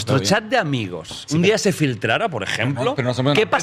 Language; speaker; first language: Spanish; native; Spanish